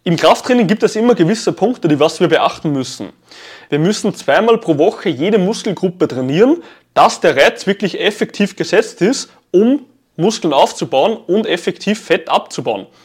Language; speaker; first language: German; native; German